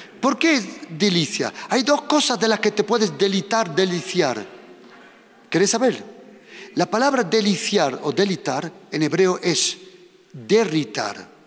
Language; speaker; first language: Spanish; non-native, fluent; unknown